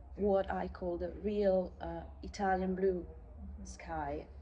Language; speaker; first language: English; non-native, fluent; Italian